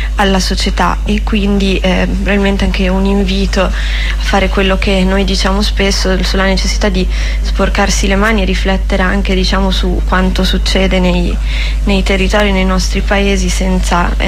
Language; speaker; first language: Italian; native; Italian